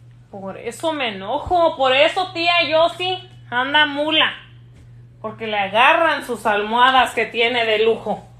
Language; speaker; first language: Spanish; early bilingual, heritage; Spanish